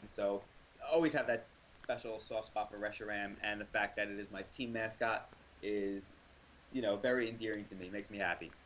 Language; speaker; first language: English; native; English